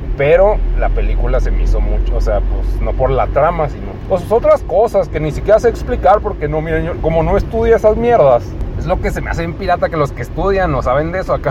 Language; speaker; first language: Spanish; native; Spanish